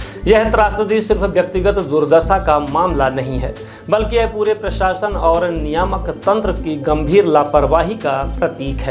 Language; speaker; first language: Hindi; native; Hindi